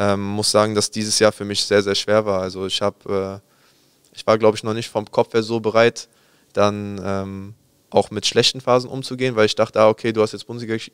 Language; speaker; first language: German; native; German